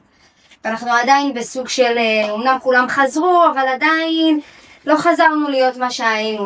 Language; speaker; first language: Hebrew; native; Hebrew